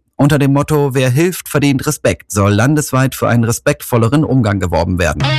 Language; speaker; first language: German; native; German